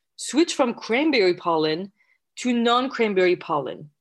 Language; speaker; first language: English; non-native, fluent; French